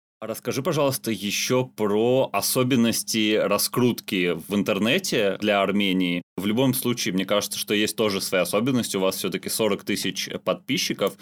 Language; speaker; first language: Russian; non-native, local second language; Armenian